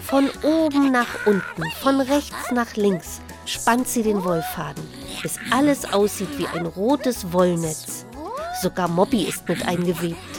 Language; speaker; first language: German; native; German